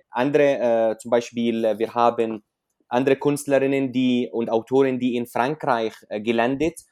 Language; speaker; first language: German; non-native, fluent; Arabic